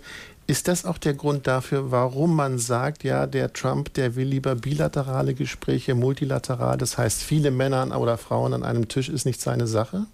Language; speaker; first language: German; native; German